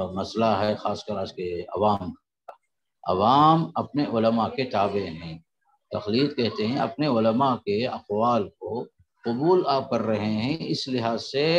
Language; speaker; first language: Urdu; native; Urdu